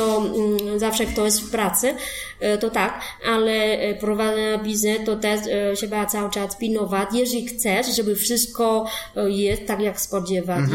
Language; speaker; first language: Polish; non-native, fluent; Vietnamese